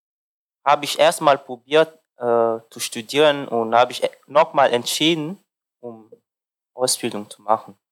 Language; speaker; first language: German; non-native, learner; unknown